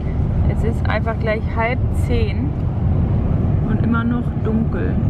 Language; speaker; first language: German; native; German